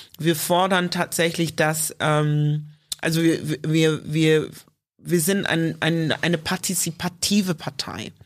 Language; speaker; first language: German; early bilingual, other home language; English